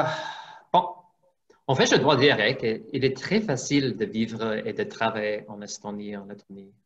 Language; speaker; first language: French; non-native, fluent; English